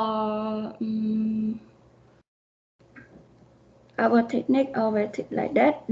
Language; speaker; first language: English; non-native, learner; Khmer